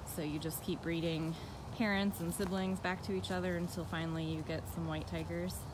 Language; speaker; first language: English; native; English